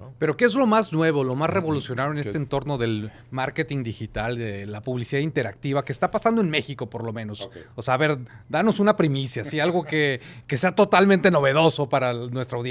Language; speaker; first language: Spanish; native; Spanish